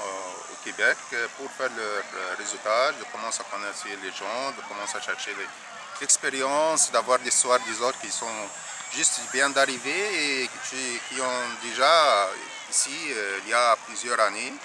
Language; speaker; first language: French; non-native, learner; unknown